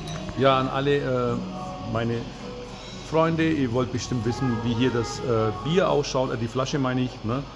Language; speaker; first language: German; early bilingual, other home language; Turkish